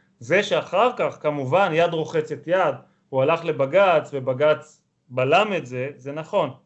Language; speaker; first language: Hebrew; native; Hebrew